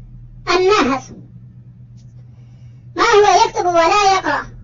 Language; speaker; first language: Arabic; non-native, fluent; Urdu